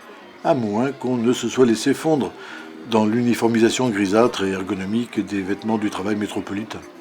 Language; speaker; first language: French; native; French